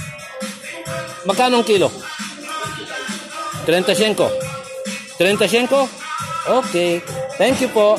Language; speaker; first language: Filipino; non-native, learner; Arabic